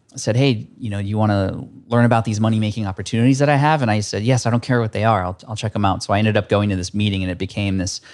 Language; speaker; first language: English; early bilingual, other home language; Filipino